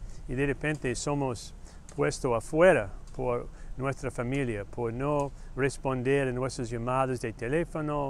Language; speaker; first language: Spanish; non-native, fluent; English